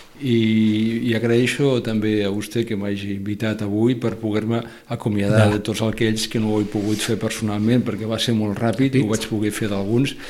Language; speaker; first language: Catalan; non-native, local second language; Spanish